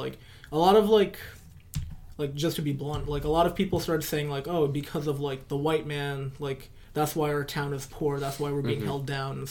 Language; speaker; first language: English; native; English